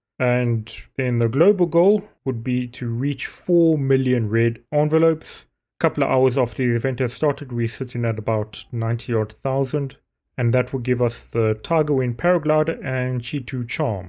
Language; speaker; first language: English; native; English